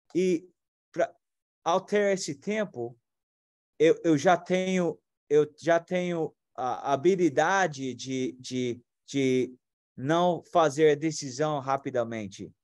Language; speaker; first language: Portuguese; non-native, fluent; English